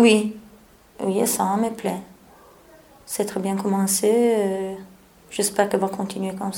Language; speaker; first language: French; non-native, learner; Italian